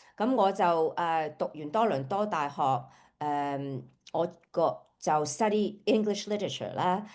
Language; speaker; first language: Cantonese; early bilingual, heritage; Cantonese